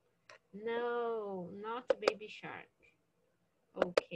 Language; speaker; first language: English; non-native, learner; Portuguese